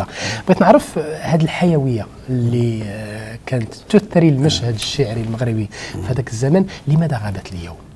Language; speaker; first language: Arabic; native; Arabic